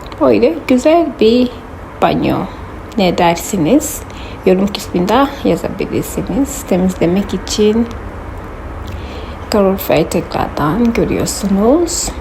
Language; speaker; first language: Turkish; non-native, fluent; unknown